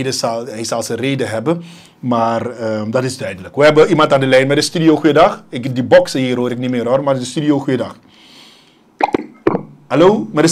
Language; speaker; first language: Dutch; native; Dutch